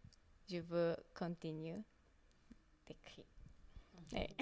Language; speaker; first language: French; non-native, learner; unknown